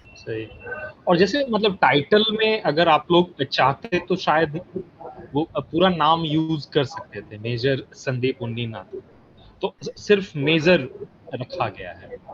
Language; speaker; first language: Hindi; native; Hindi